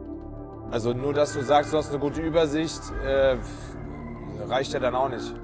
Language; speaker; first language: German; native; German